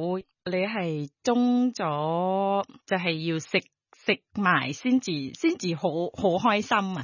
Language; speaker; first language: Cantonese; non-native, fluent; Thai